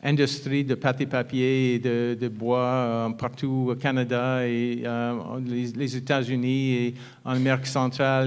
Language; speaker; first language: French; non-native, fluent; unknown